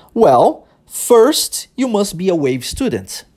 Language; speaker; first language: English; early bilingual, other home language; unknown